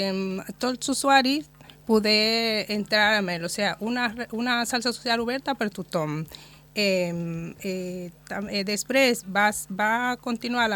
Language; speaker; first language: Catalan; non-native, learner; Spanish